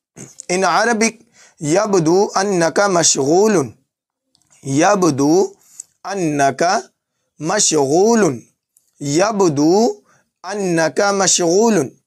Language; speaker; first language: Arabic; non-native, fluent; Urdu